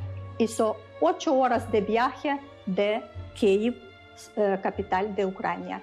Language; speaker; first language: Spanish; non-native, learner; Ukrainian